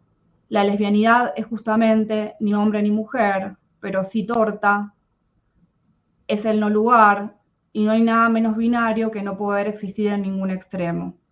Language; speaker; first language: Spanish; native; Spanish